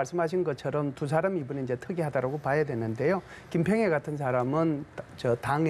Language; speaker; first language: Korean; native; Korean